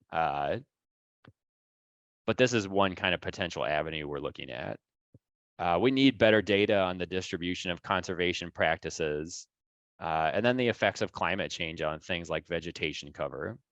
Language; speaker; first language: English; native; English